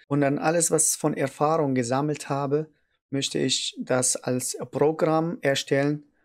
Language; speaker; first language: German; non-native, learner; Arabic